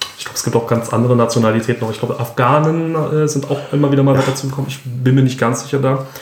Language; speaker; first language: German; native; German